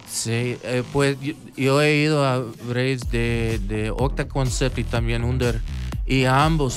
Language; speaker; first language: Spanish; early bilingual, heritage; English